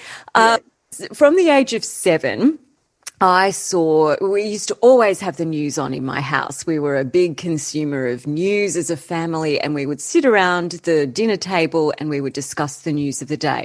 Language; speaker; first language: English; native; English